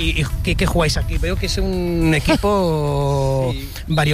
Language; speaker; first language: Spanish; native; Spanish